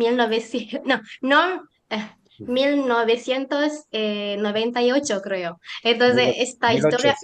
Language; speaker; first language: Spanish; non-native, learner; Indonesian